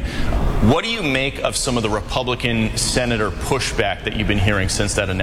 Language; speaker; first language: English; native; English